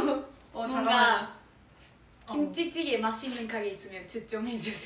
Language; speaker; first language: Korean; non-native, learner; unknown